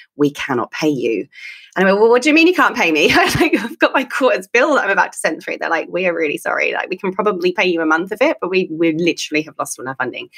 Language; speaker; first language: English; native; English